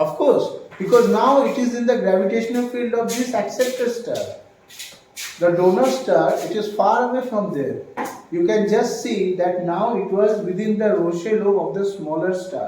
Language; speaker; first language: English; non-native, local second language; Bangla